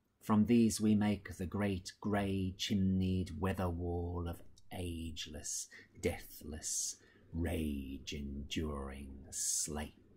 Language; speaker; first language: English; native; English